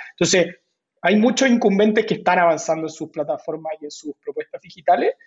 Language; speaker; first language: Spanish; native; Spanish